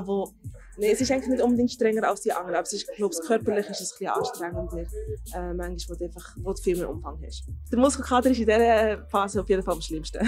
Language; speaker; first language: German; native; German